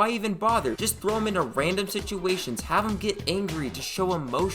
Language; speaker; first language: English; native; English